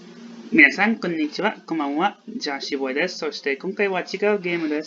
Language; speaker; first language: Japanese; non-native, learner; English